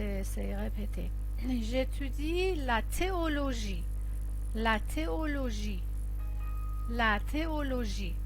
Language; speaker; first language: French; non-native, fluent; Persian